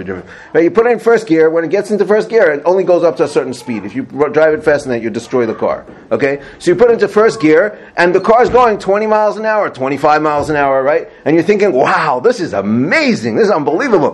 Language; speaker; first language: English; native; English